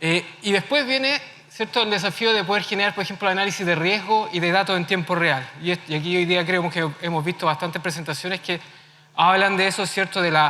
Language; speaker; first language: Spanish; native; Spanish